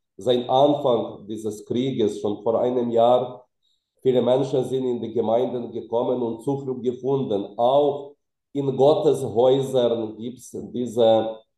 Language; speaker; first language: German; non-native, fluent; Ukrainian